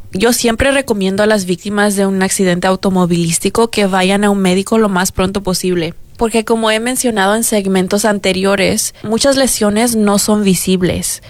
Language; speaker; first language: Spanish; early bilingual, heritage; Spanish